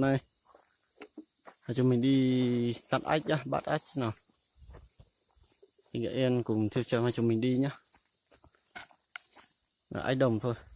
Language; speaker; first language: Vietnamese; non-native, local second language; Hmong